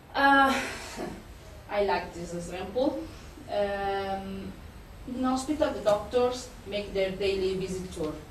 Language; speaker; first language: English; non-native, fluent; Italian